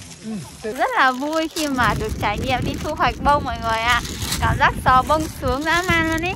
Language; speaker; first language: Vietnamese; native; Vietnamese